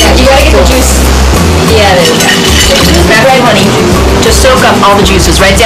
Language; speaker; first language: English; early bilingual, other home language; Italian